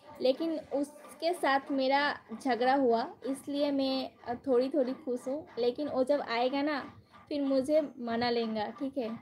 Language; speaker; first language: Hindi; non-native, local second language; Bangla